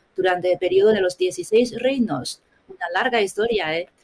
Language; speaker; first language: Spanish; non-native, fluent; Chinese